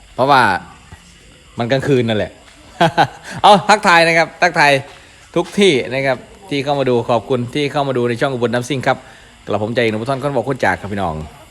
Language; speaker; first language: Thai; native; Thai